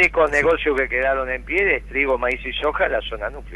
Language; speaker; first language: Spanish; native; Spanish